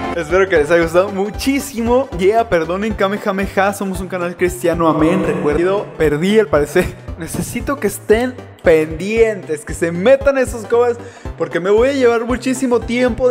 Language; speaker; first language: Spanish; native; Spanish